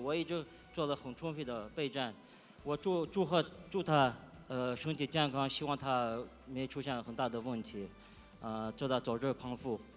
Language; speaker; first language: Chinese; non-native, fluent; Russian